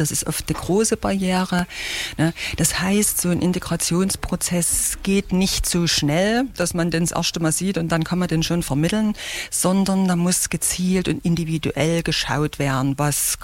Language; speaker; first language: German; native; German